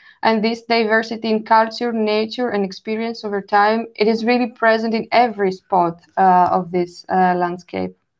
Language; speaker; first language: English; non-native, fluent; Greek